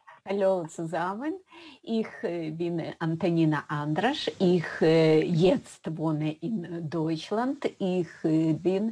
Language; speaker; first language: German; non-native, learner; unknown